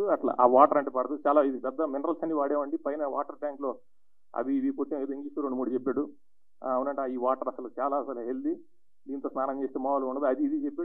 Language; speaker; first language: Telugu; native; Telugu